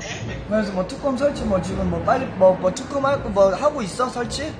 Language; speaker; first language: Korean; native; Korean